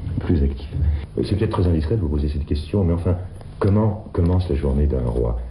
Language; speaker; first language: French; native; French